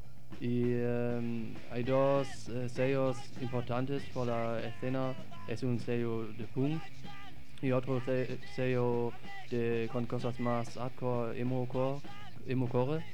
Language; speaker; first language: Spanish; non-native, fluent; German